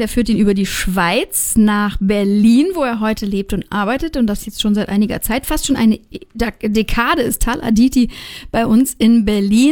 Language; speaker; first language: German; native; German